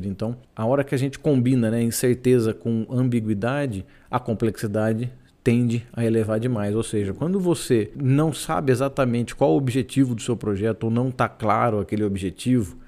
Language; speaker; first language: Portuguese; native; Portuguese